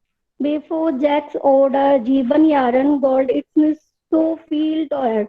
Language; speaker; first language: German; non-native, learner; Hindi